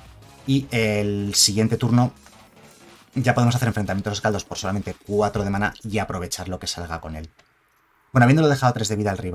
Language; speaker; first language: Spanish; native; Spanish